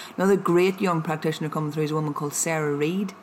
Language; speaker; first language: English; native; English